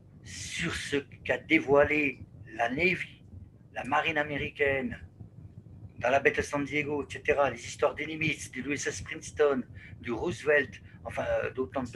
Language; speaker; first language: French; native; French